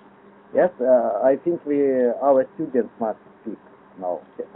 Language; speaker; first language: English; non-native, learner; Lithuanian